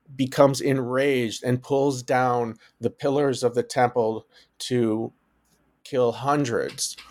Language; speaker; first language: English; native; English